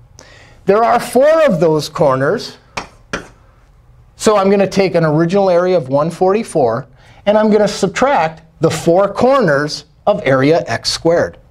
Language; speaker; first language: English; native; English